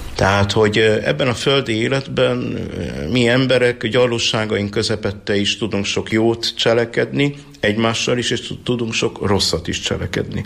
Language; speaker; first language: Hungarian; native; Hungarian